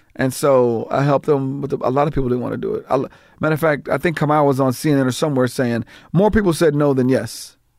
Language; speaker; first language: English; native; English